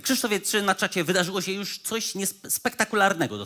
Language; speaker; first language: Polish; native; Polish